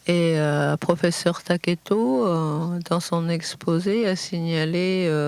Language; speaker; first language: French; non-native, fluent; Japanese